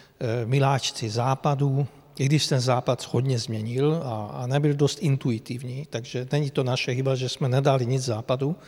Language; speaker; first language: Czech; non-native, fluent; Hungarian